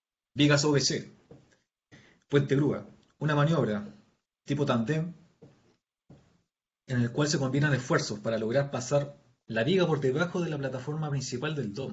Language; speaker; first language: Spanish; native; Spanish